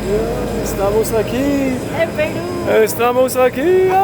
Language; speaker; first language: Spanish; non-native, learner; English